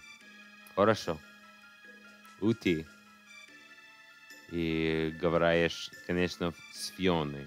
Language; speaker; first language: Russian; non-native, learner; English